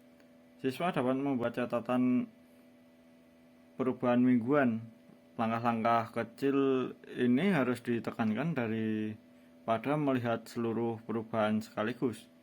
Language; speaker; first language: Indonesian; native; Indonesian